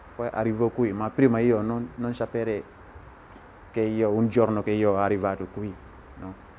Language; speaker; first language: Italian; non-native, learner; Wolof